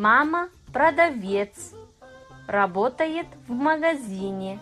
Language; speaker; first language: Russian; non-native, fluent; Kazakh